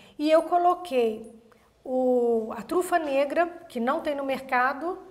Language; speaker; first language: Portuguese; native; Portuguese